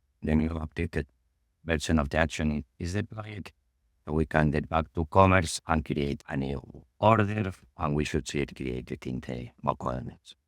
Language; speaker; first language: English; non-native, fluent; Spanish